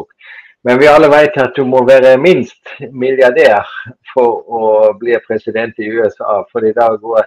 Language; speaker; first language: Norwegian; non-native, fluent; German